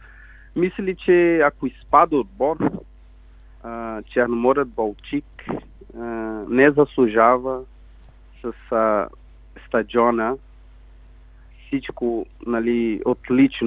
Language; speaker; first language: Bulgarian; non-native, learner; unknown